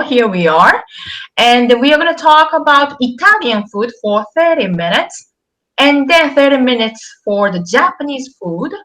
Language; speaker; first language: English; non-native, fluent; Japanese